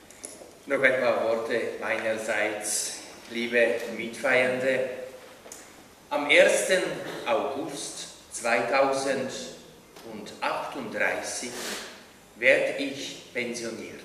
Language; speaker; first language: German; non-native, fluent; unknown